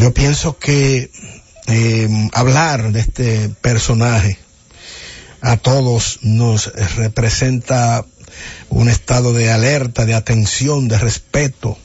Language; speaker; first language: Spanish; native; Spanish